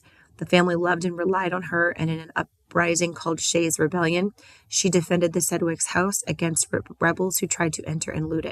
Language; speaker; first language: English; native; English